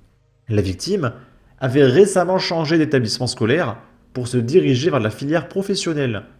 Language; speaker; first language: French; native; French